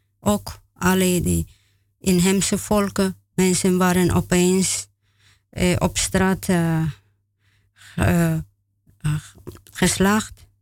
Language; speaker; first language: Dutch; non-native, learner; Spanish